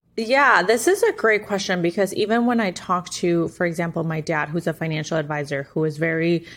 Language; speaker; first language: English; non-native, fluent; Spanish